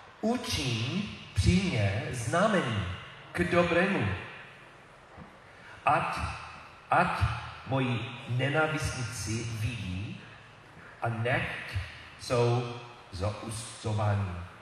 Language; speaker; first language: Czech; non-native, learner; English